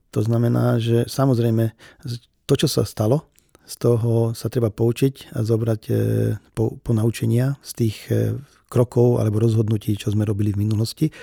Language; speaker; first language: Slovak; non-native, local second language; Hungarian